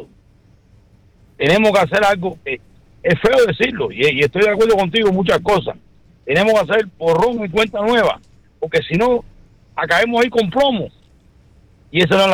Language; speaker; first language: Spanish; early bilingual, heritage; Spanish